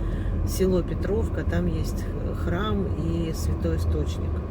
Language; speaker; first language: Russian; native; Russian